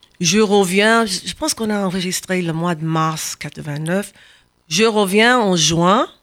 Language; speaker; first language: French; non-native, fluent; English